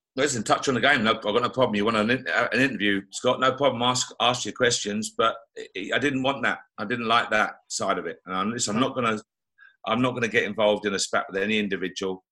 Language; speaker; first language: English; native; English